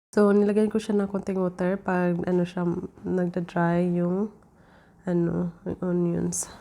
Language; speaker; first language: Filipino; native; Filipino